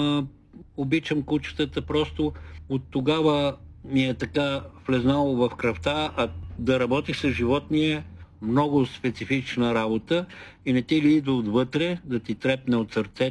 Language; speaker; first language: Bulgarian; native; Bulgarian